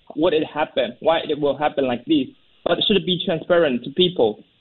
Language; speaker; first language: English; non-native, fluent; Chinese